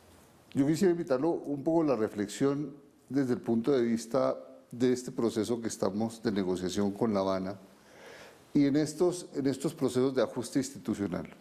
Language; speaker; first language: Spanish; native; Spanish